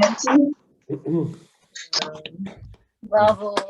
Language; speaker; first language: French; non-native, learner; English